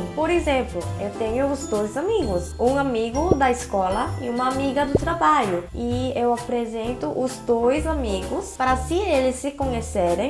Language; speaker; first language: Portuguese; non-native, fluent; Korean